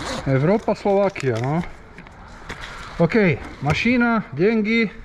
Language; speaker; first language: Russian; non-native, learner; Slovak